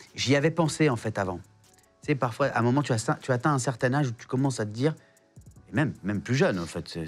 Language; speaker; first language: French; native; French